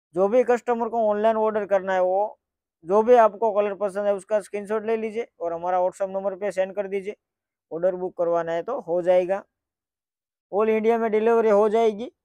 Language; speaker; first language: Hindi; non-native, local second language; Gujarati